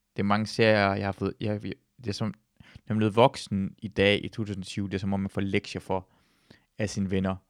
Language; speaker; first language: Danish; early bilingual, other home language; Persian